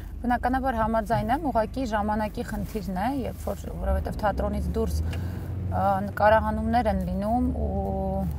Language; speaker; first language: Armenian; early bilingual, heritage; Armenian